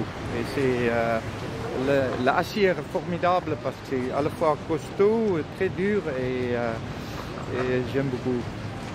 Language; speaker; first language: French; non-native, learner; Dutch